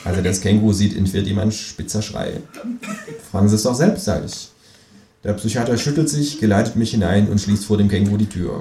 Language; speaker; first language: German; native; German